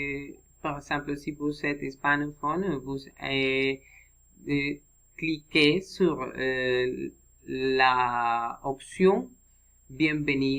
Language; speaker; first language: French; non-native, learner; Spanish